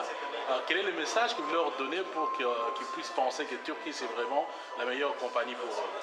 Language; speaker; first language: French; native; French